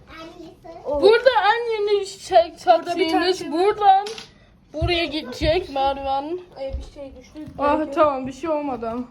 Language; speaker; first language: Turkish; early bilingual, heritage; Turkish